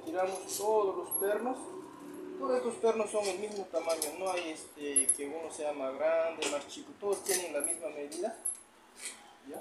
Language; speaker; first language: Spanish; native; Spanish